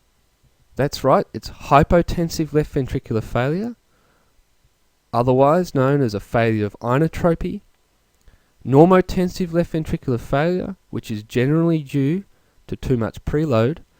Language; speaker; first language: English; native; English